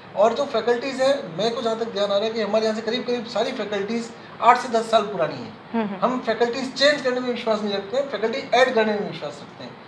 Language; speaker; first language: Hindi; native; Hindi